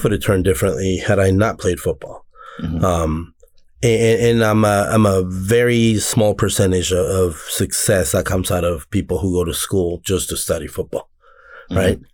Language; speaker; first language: English; native; English